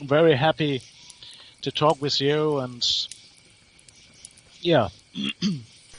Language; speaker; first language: English; non-native, learner; German